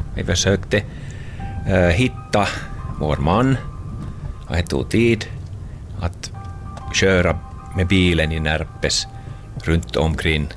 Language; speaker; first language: Swedish; non-native, local second language; Finnish